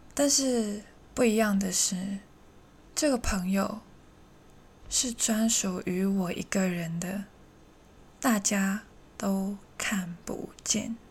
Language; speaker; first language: Chinese; non-native, local second language; Cantonese